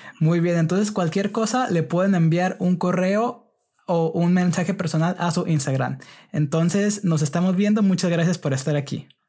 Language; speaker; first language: Spanish; native; Spanish